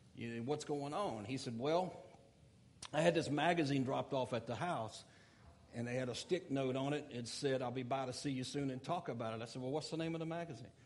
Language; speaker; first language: English; native; English